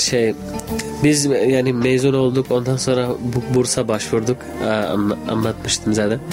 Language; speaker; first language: Turkish; non-native, fluent; Urdu